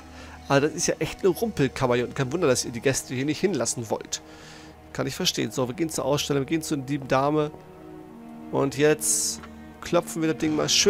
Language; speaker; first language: German; native; German